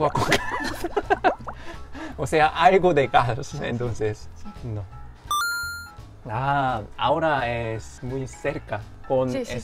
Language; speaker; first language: Spanish; non-native, fluent; Korean